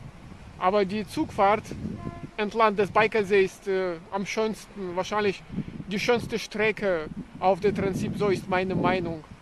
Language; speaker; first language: German; non-native, fluent; Russian